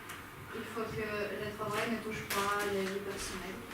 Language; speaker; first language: French; non-native, learner; Ukrainian